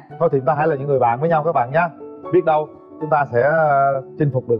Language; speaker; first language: Vietnamese; native; Vietnamese